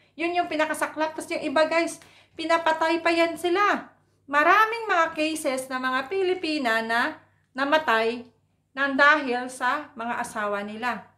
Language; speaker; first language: Filipino; non-native, local second language; Cebuano